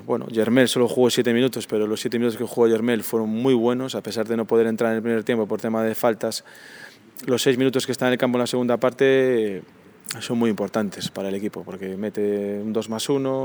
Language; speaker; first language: Spanish; native; Spanish